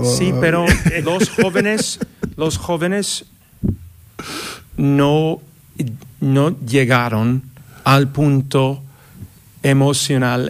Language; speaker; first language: Spanish; non-native, fluent; English